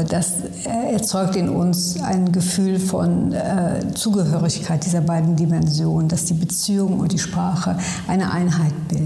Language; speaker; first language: German; early bilingual, other home language; Turkish